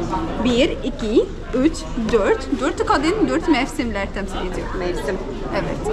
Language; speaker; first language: Turkish; non-native, learner; Arabic